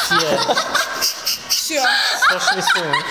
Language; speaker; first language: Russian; non-native, learner; Polish